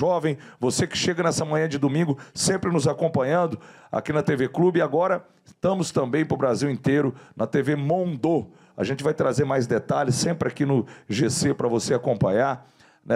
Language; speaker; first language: Portuguese; native; Portuguese